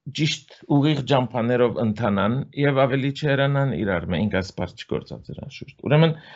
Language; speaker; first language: Armenian; native; Armenian